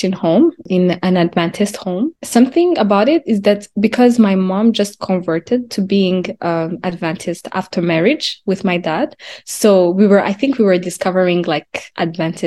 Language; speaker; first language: English; non-native, local second language; Kinyarwanda